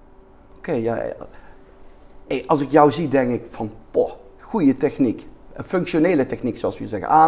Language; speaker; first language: Dutch; native; Dutch